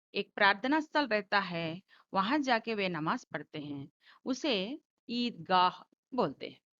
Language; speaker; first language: Hindi; non-native, local second language; Telugu